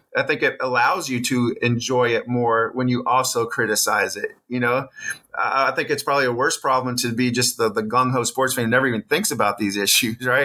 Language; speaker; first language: English; native; English